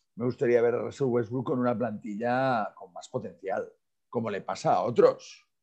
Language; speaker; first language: Spanish; non-native, local second language; Catalan